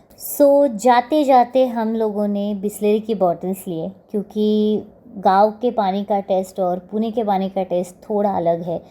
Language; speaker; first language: Hindi; non-native, local second language; Marathi